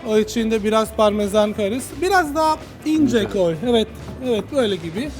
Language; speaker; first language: Turkish; non-native, learner; Italian